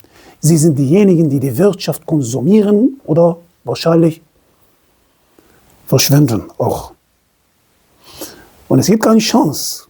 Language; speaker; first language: German; non-native, fluent; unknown